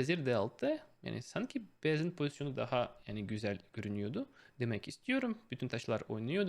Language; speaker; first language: Turkish; non-native, fluent; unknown